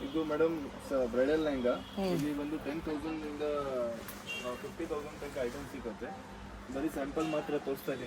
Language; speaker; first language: Kannada; non-native, local second language; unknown